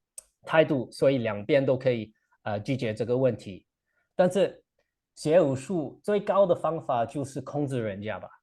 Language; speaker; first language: Chinese; non-native, fluent; English